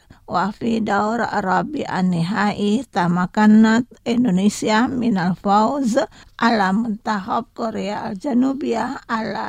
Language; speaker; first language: Arabic; non-native, fluent; Indonesian